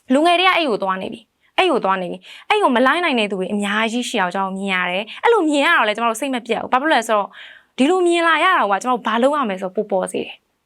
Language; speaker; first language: Burmese; native; Burmese